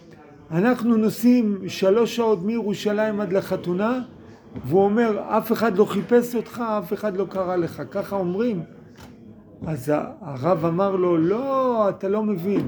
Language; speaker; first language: Hebrew; non-native, fluent; English